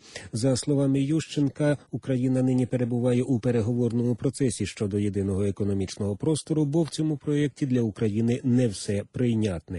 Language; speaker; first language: Ukrainian; native; Ukrainian